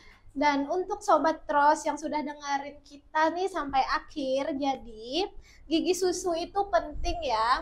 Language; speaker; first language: Indonesian; native; Indonesian